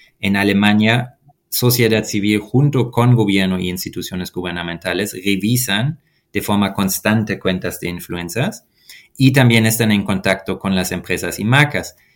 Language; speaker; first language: Spanish; non-native, fluent; German